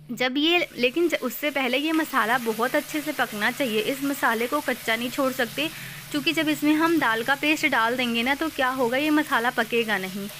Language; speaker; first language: Hindi; native; Hindi